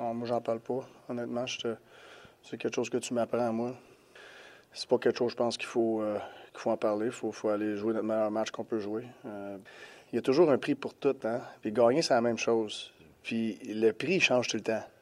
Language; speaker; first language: French; native; French